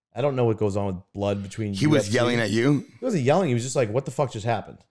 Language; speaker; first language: English; native; English